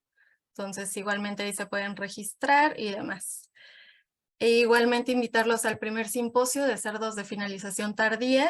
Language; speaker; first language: Spanish; native; Spanish